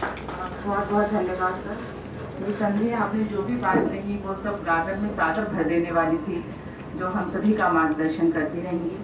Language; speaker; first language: Hindi; native; Hindi